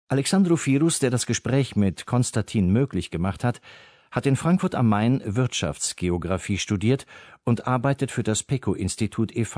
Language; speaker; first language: German; native; German